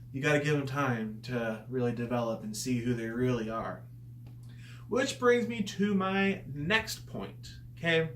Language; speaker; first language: English; native; English